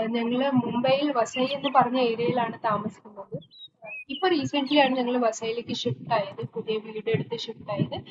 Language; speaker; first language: Malayalam; early bilingual, heritage; Malayalam